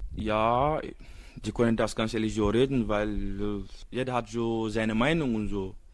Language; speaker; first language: German; non-native, learner; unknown